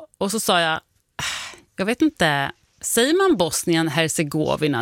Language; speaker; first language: Swedish; native; Swedish